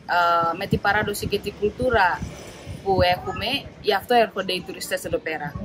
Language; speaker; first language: Greek; non-native, fluent; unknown